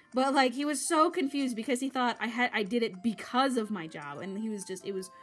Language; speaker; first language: English; native; English